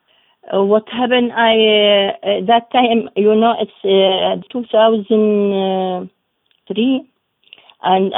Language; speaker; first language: English; non-native, learner; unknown